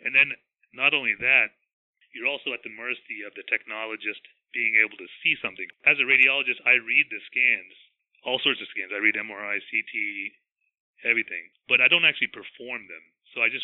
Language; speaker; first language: English; native; English